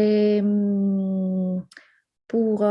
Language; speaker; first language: French; non-native, fluent; Ukrainian